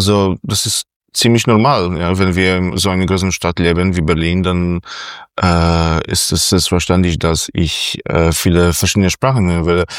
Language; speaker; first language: German; non-native, fluent; Polish